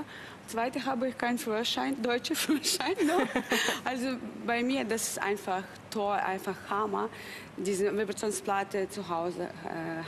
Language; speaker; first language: German; non-native, learner; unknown